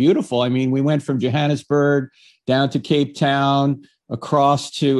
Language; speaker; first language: English; native; English